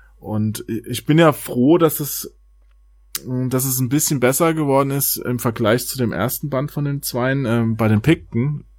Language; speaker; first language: German; native; German